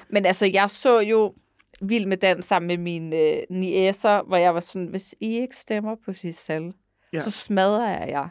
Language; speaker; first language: Danish; native; Danish